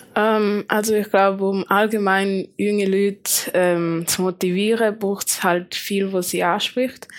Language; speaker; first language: German; native; German